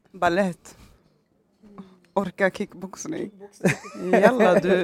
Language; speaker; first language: Swedish; native; Swedish